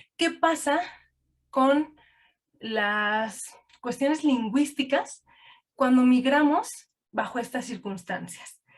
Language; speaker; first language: Spanish; native; Spanish